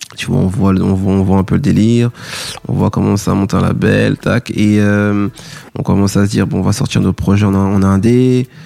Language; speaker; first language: French; native; French